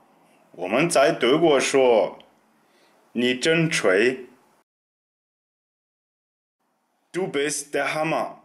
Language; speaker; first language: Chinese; non-native, fluent; German